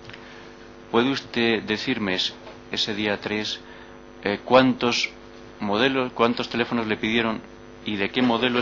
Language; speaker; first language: Spanish; native; Spanish